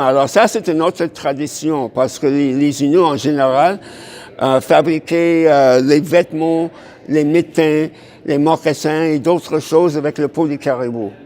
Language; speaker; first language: French; non-native, fluent; English